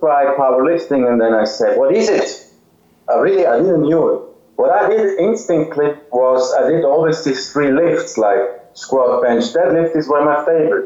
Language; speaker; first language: English; non-native, fluent; Swiss German